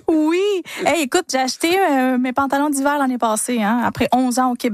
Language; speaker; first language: French; non-native, fluent; Spanish